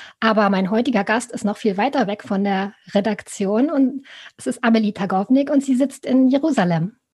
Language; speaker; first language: German; native; German